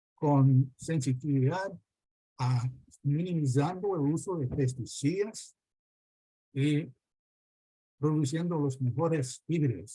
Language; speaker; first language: Spanish; non-native, fluent; English